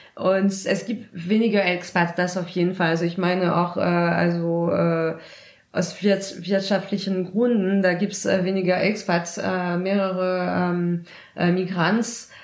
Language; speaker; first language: German; non-native, fluent; French